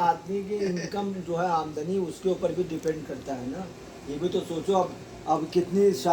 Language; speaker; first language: Hindi; native; Hindi